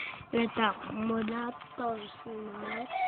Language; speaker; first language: Russian; non-native, learner; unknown